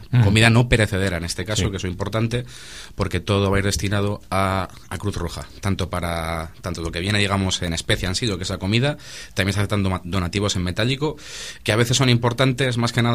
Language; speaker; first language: Spanish; native; Spanish